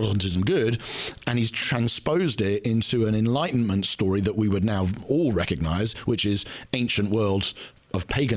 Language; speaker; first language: English; non-native, fluent; Chinese